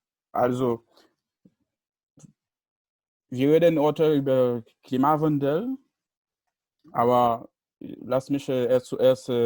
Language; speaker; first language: German; non-native, learner; Haitian Creole